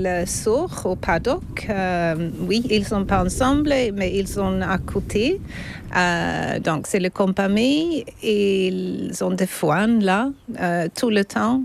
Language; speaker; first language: French; non-native, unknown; Swedish